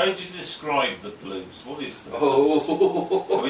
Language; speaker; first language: English; native; English